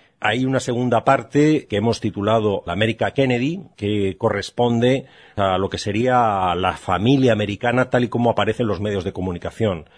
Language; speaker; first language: Spanish; native; Spanish